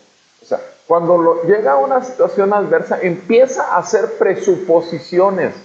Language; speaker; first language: Spanish; native; Spanish